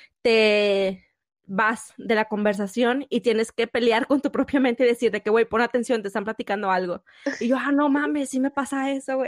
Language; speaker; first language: Spanish; native; Spanish